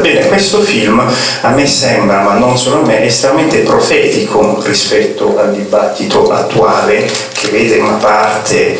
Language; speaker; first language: Italian; native; Italian